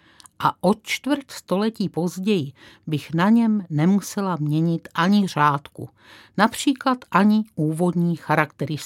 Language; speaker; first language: Czech; native; Czech